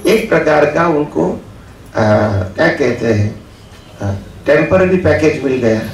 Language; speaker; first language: Hindi; non-native, local second language; Gujarati